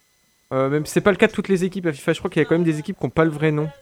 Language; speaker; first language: French; native; French